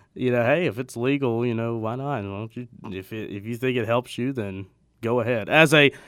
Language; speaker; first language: English; native; English